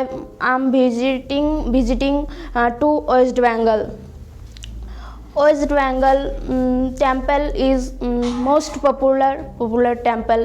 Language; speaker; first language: English; non-native, learner; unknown